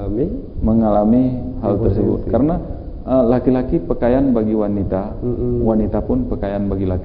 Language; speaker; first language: Malay; native; Malay